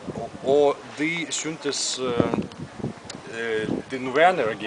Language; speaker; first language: Danish; non-native, fluent; Russian